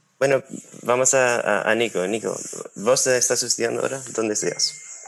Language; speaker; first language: Spanish; non-native, fluent; English